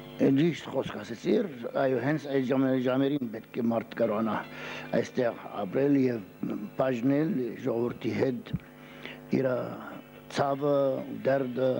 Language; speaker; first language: Armenian; early bilingual, heritage; Armenian